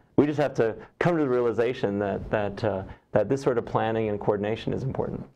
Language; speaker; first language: English; native; English